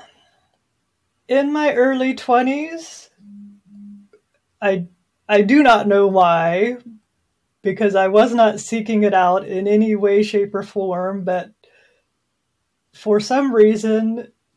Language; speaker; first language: English; native; English